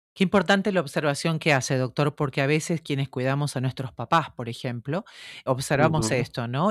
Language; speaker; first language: Spanish; native; Spanish